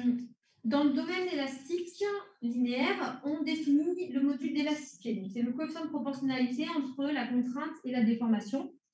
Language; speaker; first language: French; native; French